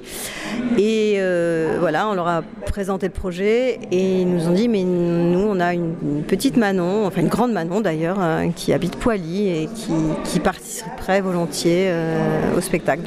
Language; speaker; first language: French; native; French